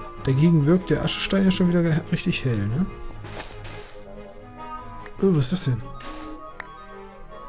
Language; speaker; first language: German; native; German